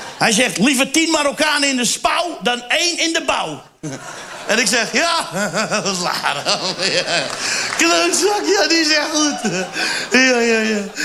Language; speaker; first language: Dutch; early bilingual, other home language; Turkish